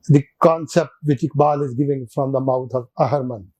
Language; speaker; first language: English; non-native, local second language; Urdu